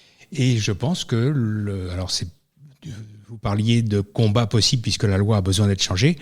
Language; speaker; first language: French; native; French